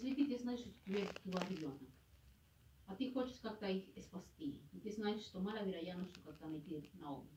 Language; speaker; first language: Russian; non-native, fluent; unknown